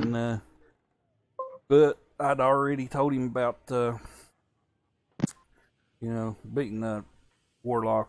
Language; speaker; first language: English; native; English